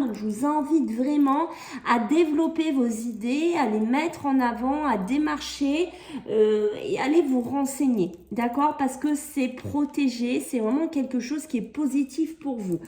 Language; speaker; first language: French; native; French